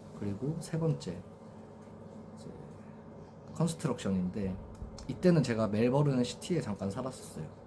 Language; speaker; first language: Korean; native; Korean